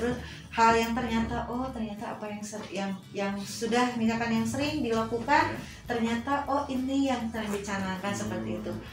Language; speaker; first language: Indonesian; non-native, local second language; Sundanese